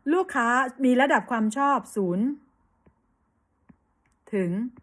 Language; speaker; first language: Thai; native; Thai